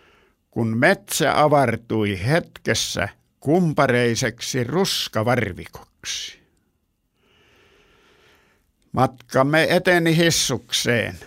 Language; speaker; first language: Finnish; native; Finnish